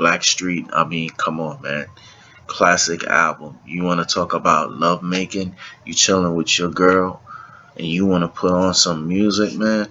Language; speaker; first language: English; native; English